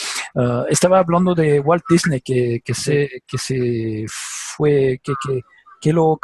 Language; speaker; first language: Spanish; non-native, learner; French